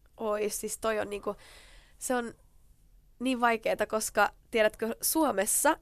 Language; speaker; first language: Finnish; non-native, local second language; Swedish